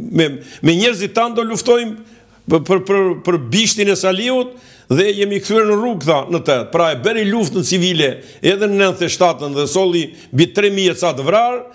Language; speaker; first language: Albanian; native; Albanian